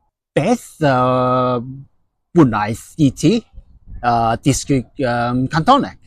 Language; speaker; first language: Welsh; non-native, learner; Cantonese